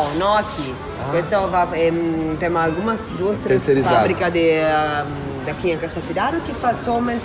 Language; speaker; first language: Portuguese; non-native, learner; Italian